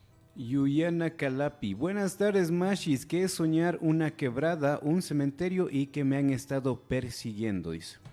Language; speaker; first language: Spanish; non-native, local second language; Quechua